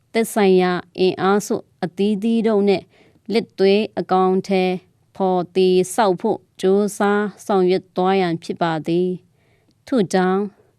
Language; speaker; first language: Burmese; non-native, local second language; Tedim Chin